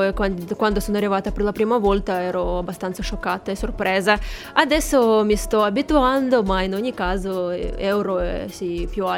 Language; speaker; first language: Italian; non-native, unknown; Russian